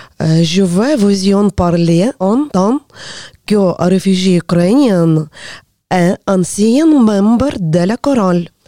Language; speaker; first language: French; non-native, learner; Ukrainian